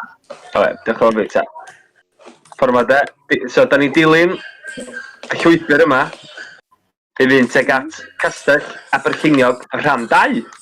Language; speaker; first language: Welsh; native; Welsh